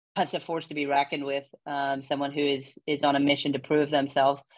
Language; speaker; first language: English; native; English